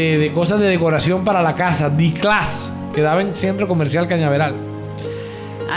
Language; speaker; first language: Spanish; native; Spanish